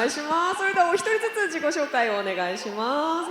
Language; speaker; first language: Japanese; native; Japanese